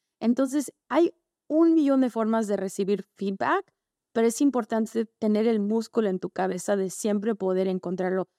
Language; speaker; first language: Spanish; early bilingual, heritage; Spanish